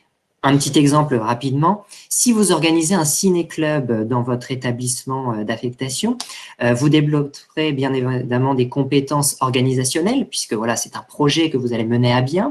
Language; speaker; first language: French; native; French